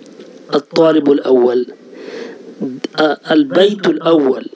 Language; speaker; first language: Arabic; non-native, fluent; Urdu